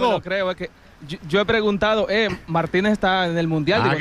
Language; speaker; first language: Spanish; native; Spanish